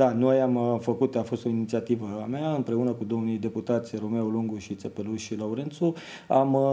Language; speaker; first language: Romanian; native; Romanian